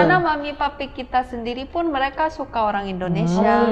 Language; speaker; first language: Indonesian; early bilingual, other home language; Korean